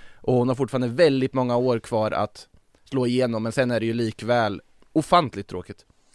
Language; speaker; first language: Swedish; native; Swedish